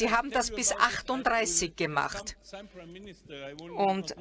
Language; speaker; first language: German; non-native, fluent; Hebrew